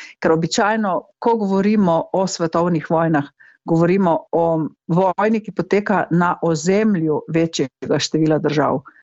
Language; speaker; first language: Slovenian; native; Slovenian